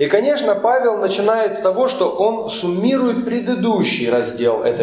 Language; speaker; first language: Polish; non-native, learner; Russian